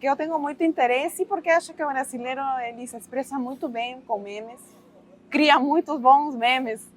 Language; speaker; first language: Portuguese; non-native, fluent; Spanish